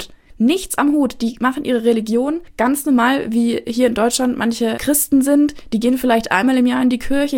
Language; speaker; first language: German; native; German